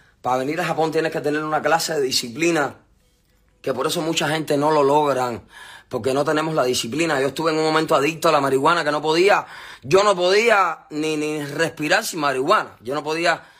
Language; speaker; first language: Spanish; native; Spanish